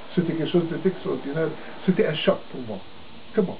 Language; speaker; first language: French; non-native, local second language; Arabic